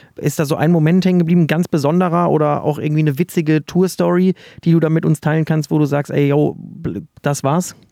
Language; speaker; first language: German; native; German